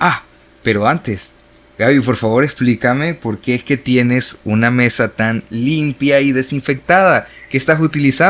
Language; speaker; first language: Spanish; native; Spanish